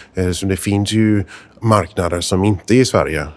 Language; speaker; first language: Swedish; non-native, fluent; English